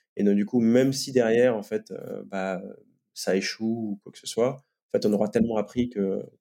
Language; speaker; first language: French; native; French